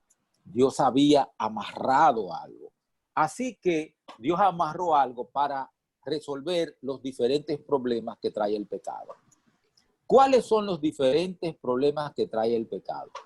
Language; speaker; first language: Spanish; native; Spanish